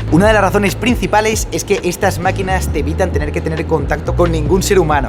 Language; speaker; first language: Spanish; native; Spanish